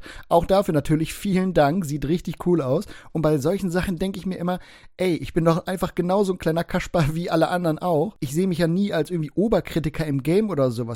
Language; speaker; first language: German; native; German